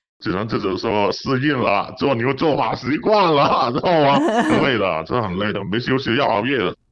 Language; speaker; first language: Chinese; non-native, local second language; Cantonese